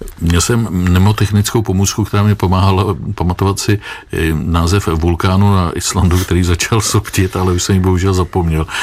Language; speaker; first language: Czech; native; Czech